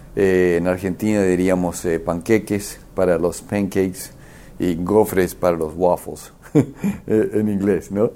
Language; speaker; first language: Spanish; early bilingual, other home language; English